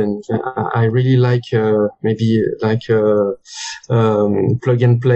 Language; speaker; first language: English; non-native, learner; French